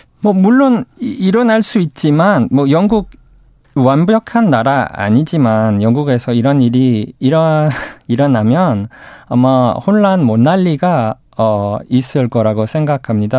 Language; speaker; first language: Korean; non-native, learner; English